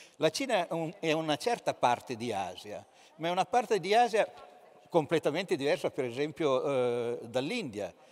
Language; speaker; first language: Italian; native; Italian